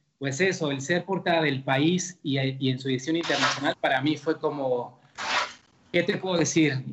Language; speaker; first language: Spanish; native; Spanish